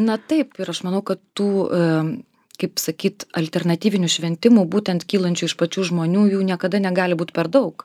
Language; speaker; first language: Lithuanian; native; Lithuanian